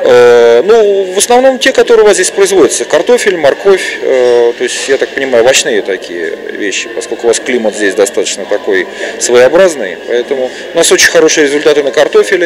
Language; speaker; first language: Russian; native; Russian